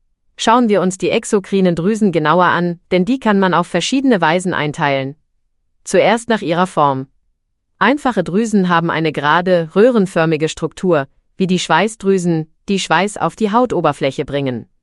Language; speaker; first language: German; native; German